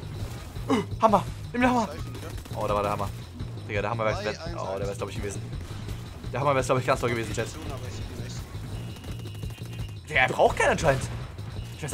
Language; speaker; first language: German; native; German